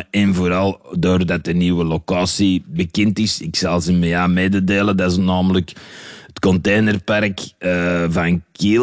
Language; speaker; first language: Dutch; native; Dutch